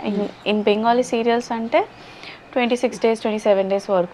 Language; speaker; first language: Telugu; non-native, learner; Bangla